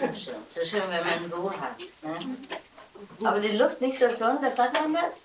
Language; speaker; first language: German; non-native, learner; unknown